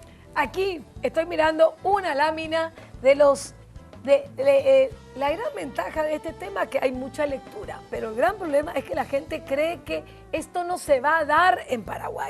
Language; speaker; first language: Spanish; native; Spanish